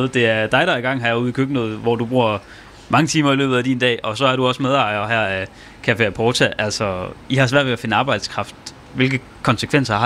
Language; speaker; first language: Danish; native; Danish